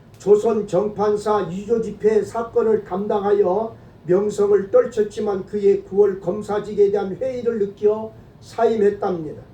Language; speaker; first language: Korean; native; Korean